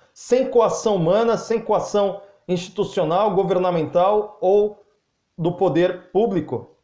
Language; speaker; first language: Portuguese; native; Portuguese